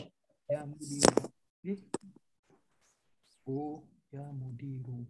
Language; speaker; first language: Arabic; non-native, learner; Malay